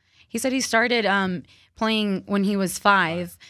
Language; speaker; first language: English; early bilingual, other home language; Spanish